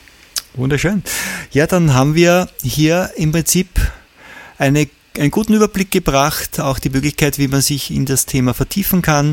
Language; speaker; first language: German; native; German